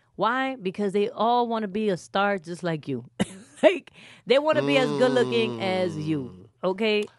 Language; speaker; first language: English; early bilingual, other home language; Spanish